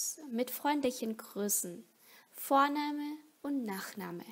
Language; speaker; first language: German; non-native, fluent; Vietnamese